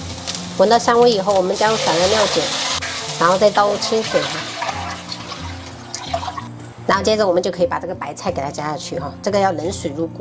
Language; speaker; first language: Chinese; native; Chinese